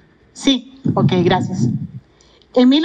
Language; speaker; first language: Spanish; native; Spanish